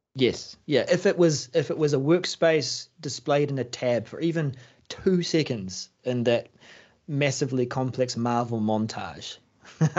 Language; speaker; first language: English; native; English